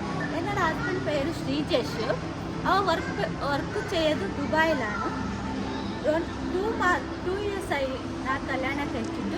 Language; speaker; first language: Malayalam; non-native, learner; Kannada